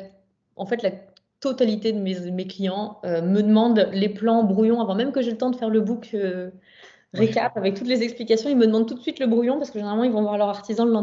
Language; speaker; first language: French; native; French